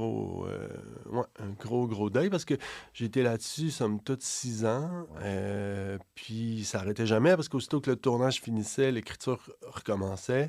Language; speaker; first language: French; native; French